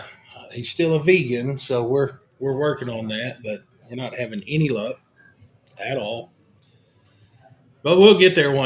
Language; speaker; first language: English; native; English